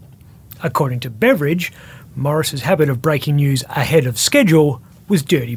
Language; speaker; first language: English; native; English